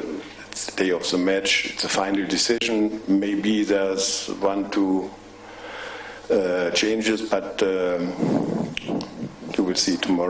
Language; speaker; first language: English; non-native, fluent; German